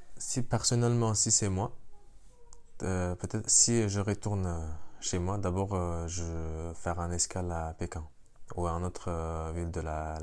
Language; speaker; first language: French; non-native, fluent; Uyghur